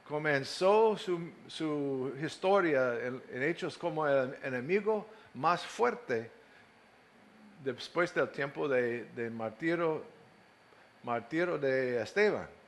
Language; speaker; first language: Spanish; non-native, fluent; English